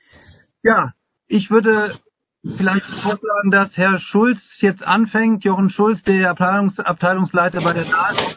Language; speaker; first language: German; native; German